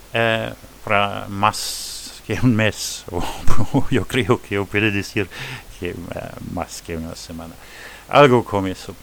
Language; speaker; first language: Spanish; non-native, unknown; French